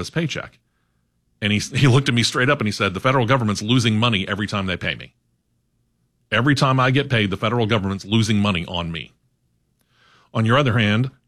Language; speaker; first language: English; native; English